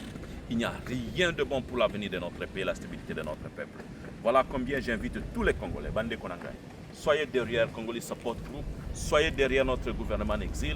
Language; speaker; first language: French; non-native, local second language; Lingala